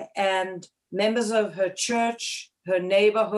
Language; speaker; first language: English; native; English